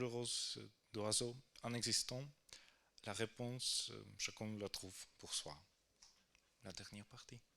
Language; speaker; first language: French; non-native, fluent; Ukrainian